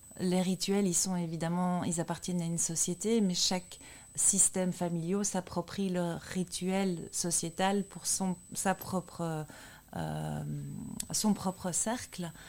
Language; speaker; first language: French; native; French